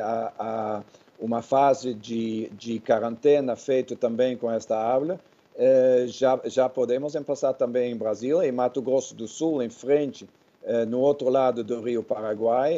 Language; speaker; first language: Portuguese; non-native, fluent; Dutch